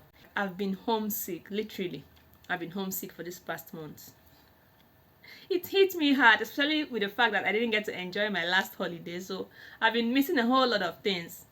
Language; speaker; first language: English; non-native, local second language; Igbo